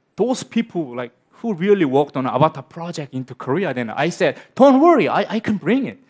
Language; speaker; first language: English; non-native, learner; Korean